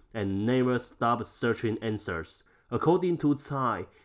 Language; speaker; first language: English; non-native, fluent; Chinese